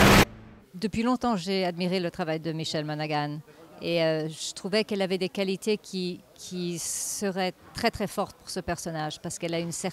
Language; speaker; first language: French; non-native, fluent; English